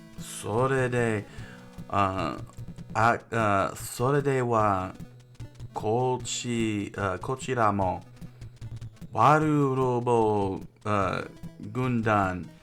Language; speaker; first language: Japanese; non-native, learner; English